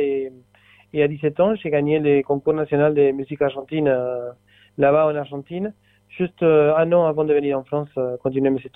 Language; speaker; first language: French; non-native, fluent; Spanish